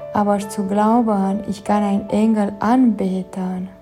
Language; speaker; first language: German; non-native, fluent; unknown